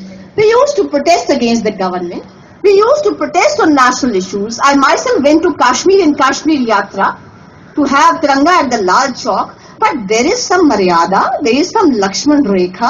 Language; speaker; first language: English; non-native, local second language; Hindi